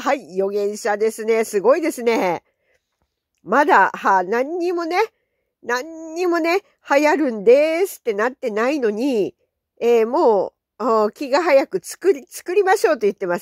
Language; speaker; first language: Japanese; native; Japanese